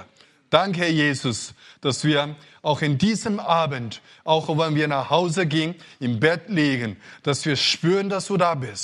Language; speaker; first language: German; non-native, fluent; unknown